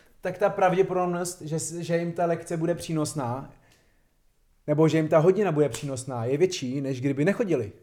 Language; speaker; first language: Czech; non-native, fluent; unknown